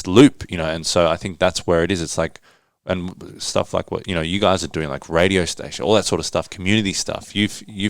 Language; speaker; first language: English; native; English